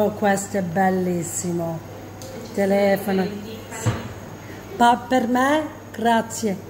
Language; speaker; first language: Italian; non-native, learner; English